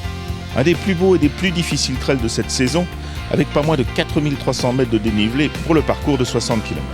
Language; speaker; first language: French; native; French